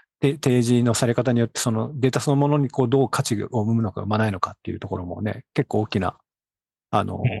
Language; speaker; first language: Japanese; native; Japanese